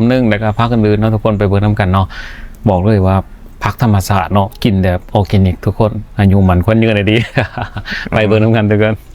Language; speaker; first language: Thai; non-native, local second language; Northeastern Thai